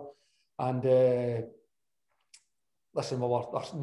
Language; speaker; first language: English; native; English